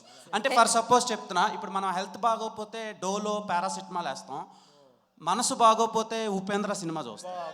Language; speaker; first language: Telugu; native; Telugu